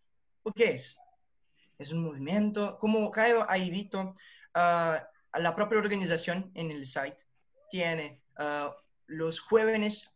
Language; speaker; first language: Spanish; non-native, learner; Portuguese